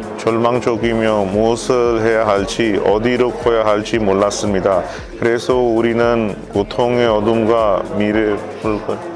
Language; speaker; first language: Korean; non-native, fluent; Hindi